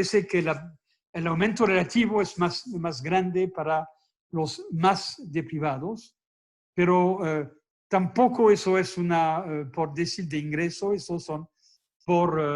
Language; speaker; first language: Spanish; non-native, fluent; French